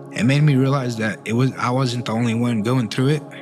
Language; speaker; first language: English; early bilingual, other home language; Spanish